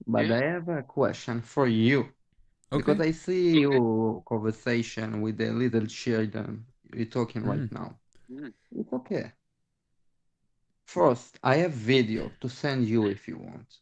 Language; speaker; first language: English; non-native, learner; Hebrew